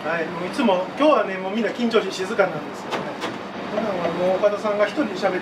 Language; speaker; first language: Japanese; native; Japanese